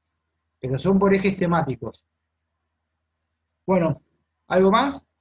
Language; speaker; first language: Spanish; native; Spanish